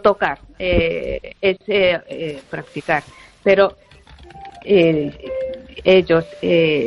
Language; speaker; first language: Spanish; non-native, fluent; Japanese